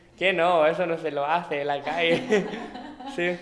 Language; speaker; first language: Spanish; non-native, fluent; Thai